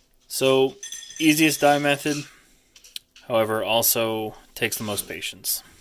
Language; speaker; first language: English; native; English